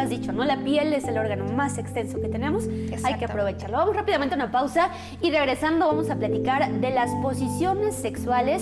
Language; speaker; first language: Spanish; native; Spanish